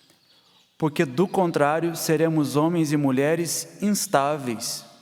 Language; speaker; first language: Portuguese; native; Portuguese